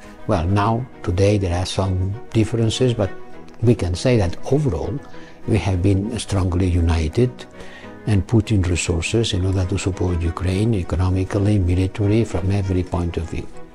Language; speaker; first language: English; non-native, fluent; Catalan